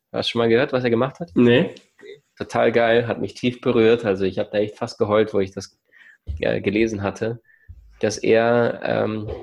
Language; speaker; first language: German; early bilingual, other home language; Russian